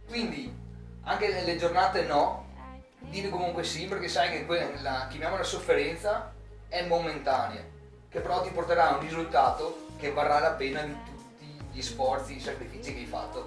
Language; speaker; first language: Italian; native; Italian